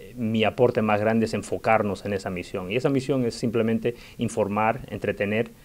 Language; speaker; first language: Spanish; early bilingual, heritage; Spanish